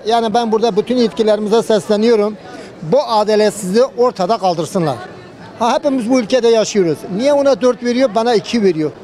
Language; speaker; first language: Turkish; native; Turkish